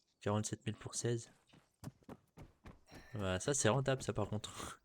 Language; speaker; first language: French; native; French